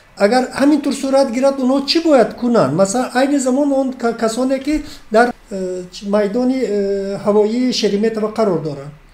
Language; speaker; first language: Tajik; native; Tajik